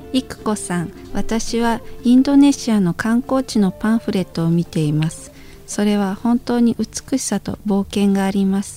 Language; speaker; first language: Japanese; non-native, fluent; Indonesian